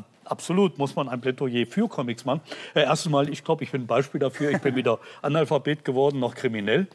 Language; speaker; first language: German; native; German